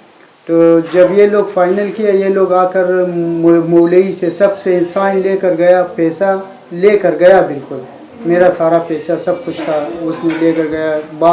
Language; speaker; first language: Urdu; non-native, learner; Persian